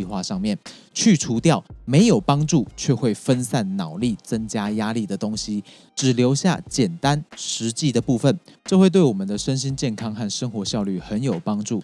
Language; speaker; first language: Chinese; native; Chinese